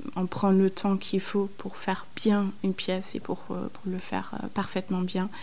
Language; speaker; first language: French; non-native, fluent; German